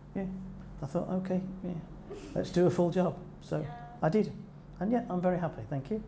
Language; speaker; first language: English; native; English